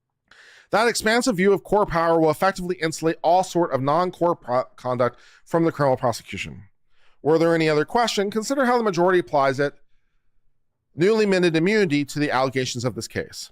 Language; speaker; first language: English; native; English